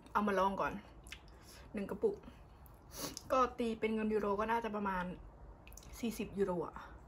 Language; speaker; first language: Thai; native; Thai